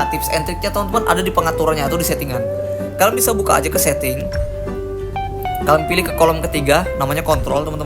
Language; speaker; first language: Indonesian; native; Indonesian